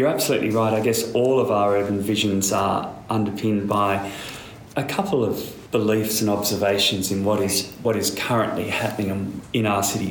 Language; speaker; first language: English; native; English